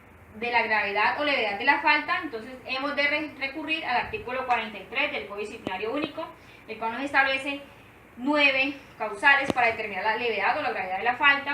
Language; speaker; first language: Spanish; native; Spanish